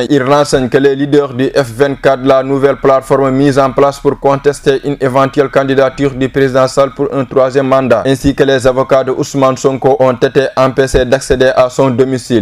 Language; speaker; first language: French; non-native, local second language; Wolof